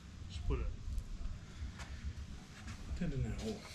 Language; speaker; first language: English; native; English